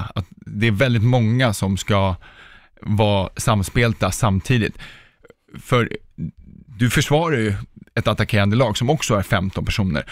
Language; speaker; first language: Swedish; early bilingual, other home language; Czech